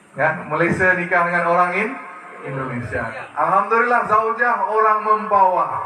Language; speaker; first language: Malay; early bilingual, other home language; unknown